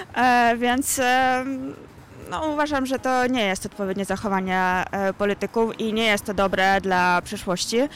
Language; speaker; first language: Polish; non-native, fluent; Ukrainian